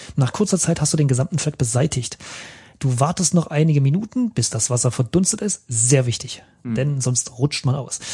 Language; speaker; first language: German; native; German